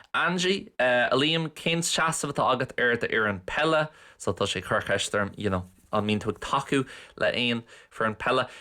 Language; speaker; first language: Irish; non-native, local second language; English